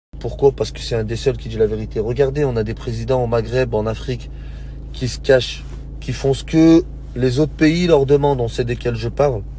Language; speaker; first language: French; early bilingual, other home language; Arabic